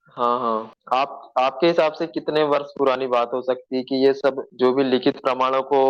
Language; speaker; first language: Hindi; native; Hindi